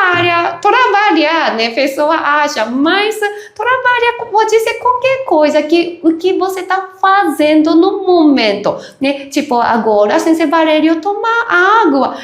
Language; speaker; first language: Portuguese; non-native, learner; Japanese